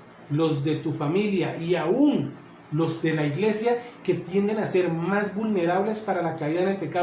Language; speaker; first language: Spanish; native; Spanish